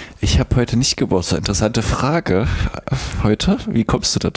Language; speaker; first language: German; native; German